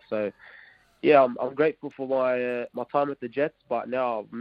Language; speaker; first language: English; non-native, local second language; Arabic